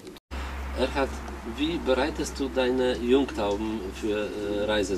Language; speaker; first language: German; non-native, fluent; Polish